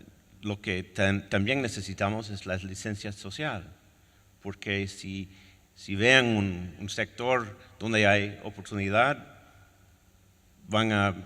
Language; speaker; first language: Spanish; non-native, fluent; French